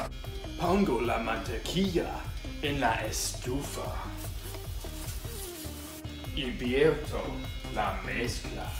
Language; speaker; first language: Spanish; non-native, learner; English